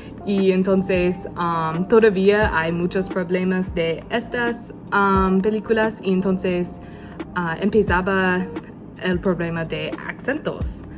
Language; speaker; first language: Spanish; non-native, learner; English